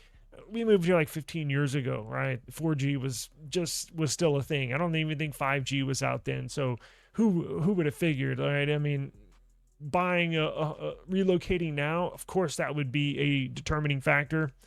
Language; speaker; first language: English; native; English